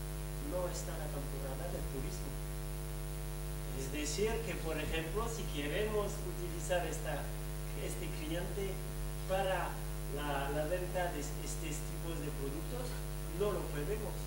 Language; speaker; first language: Spanish; non-native, fluent; French